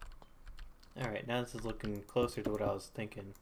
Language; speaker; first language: English; native; English